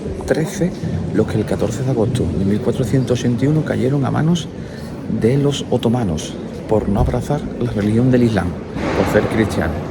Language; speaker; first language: Spanish; native; Spanish